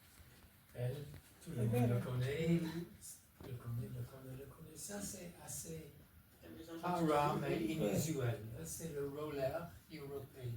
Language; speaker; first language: French; non-native, fluent; English